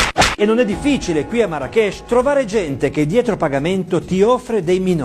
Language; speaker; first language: Italian; native; Italian